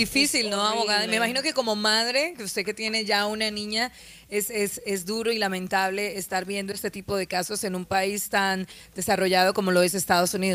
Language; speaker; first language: Spanish; native; Spanish